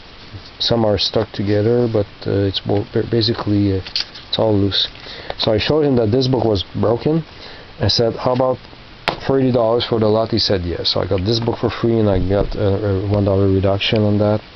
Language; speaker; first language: English; non-native, local second language; French